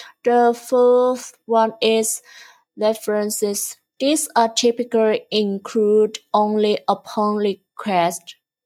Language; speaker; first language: English; non-native, fluent; Chinese